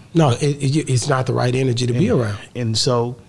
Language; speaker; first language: English; native; English